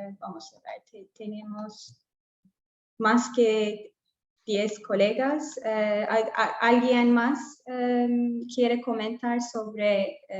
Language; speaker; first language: Spanish; non-native, fluent; English